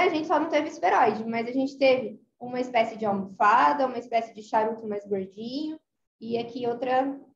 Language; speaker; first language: Portuguese; native; Portuguese